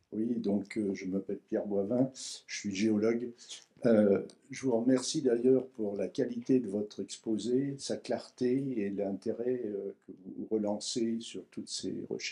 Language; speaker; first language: French; native; French